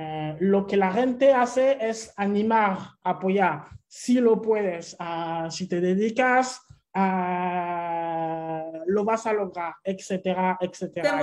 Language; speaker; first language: Spanish; non-native, fluent; French